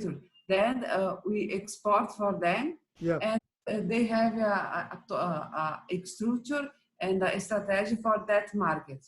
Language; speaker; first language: English; non-native, learner; Portuguese